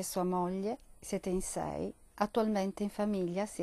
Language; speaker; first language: Italian; native; Italian